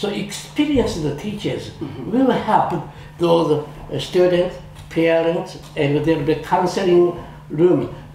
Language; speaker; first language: English; non-native, fluent; Japanese